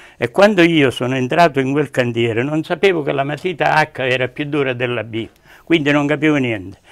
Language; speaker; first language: Italian; native; Italian